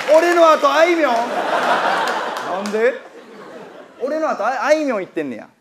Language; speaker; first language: Japanese; native; Japanese